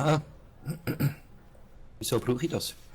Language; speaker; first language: German; native; German